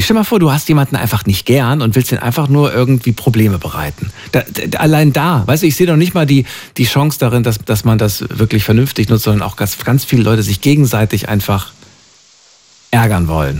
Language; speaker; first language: German; native; German